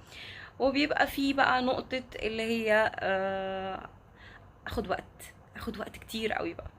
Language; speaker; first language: Arabic; native; Arabic